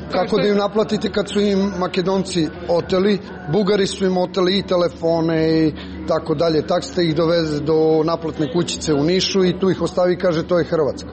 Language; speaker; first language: Serbian; native; Serbian